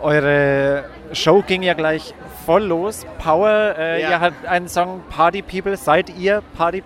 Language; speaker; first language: German; native; German